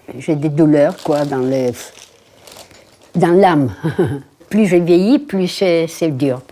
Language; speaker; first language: French; non-native, fluent; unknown